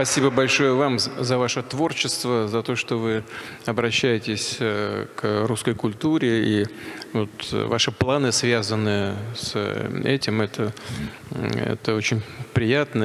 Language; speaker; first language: Russian; native; Russian